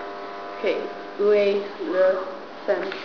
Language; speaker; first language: French; non-native, learner; English